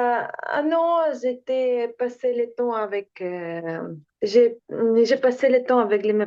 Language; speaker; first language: French; non-native, learner; Ukrainian